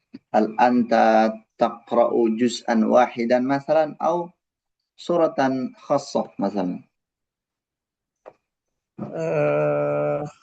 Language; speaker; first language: Arabic; non-native, fluent; Indonesian